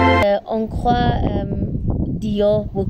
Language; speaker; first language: French; non-native, learner; Persian